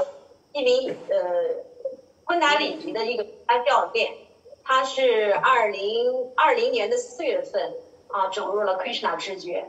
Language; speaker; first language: Chinese; native; Chinese